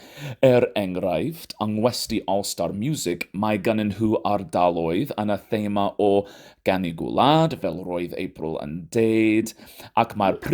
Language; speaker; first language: Welsh; non-native, fluent; English